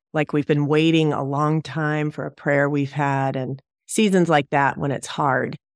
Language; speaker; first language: English; native; English